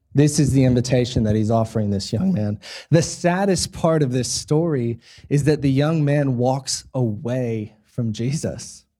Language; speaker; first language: English; native; English